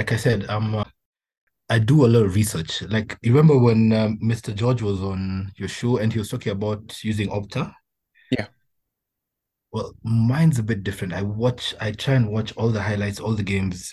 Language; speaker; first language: English; non-native, local second language; Luo (Kenya and Tanzania)